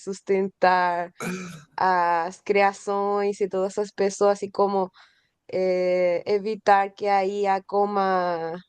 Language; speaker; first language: Portuguese; non-native, learner; Spanish